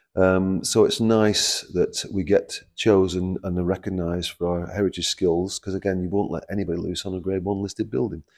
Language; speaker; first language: English; native; English